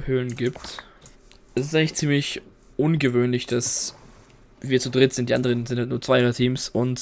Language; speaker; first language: German; native; German